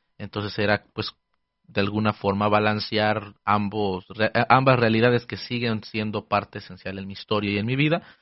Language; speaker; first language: Spanish; early bilingual, heritage; Spanish